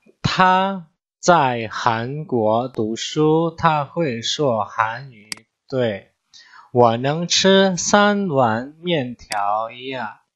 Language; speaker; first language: Chinese; non-native, fluent; Indonesian